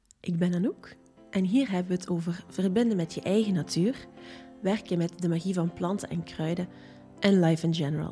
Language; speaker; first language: Dutch; native; Dutch